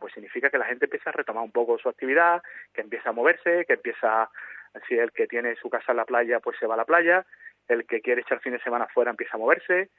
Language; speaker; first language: Spanish; native; Spanish